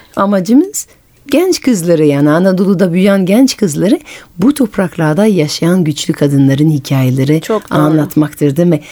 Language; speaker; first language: Turkish; non-native, fluent; French